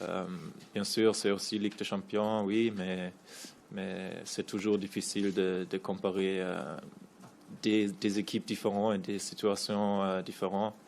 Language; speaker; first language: French; non-native, fluent; German